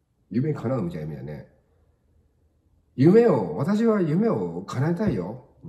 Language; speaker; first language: Japanese; native; Japanese